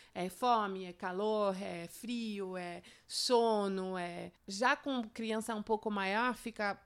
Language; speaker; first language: Portuguese; non-native, fluent; French